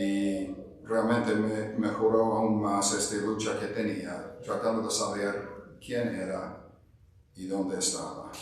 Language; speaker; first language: Spanish; non-native, fluent; English